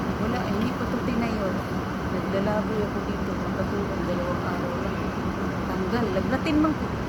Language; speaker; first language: Filipino; non-native, local second language; Cebuano